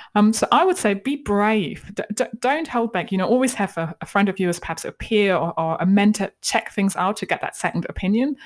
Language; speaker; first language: English; non-native, fluent; German